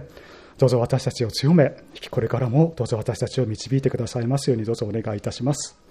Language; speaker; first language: Japanese; native; Japanese